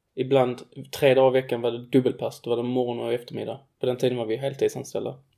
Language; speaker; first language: Swedish; native; Swedish